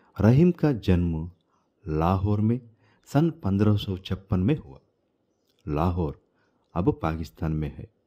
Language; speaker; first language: Hindi; non-native, local second language; Telugu